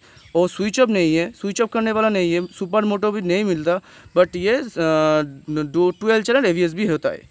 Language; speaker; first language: Hindi; non-native, local second language; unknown